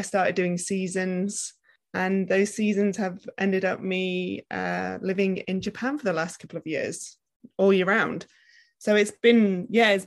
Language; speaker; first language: English; native; English